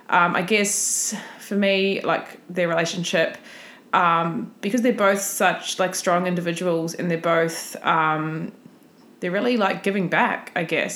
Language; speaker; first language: English; native; English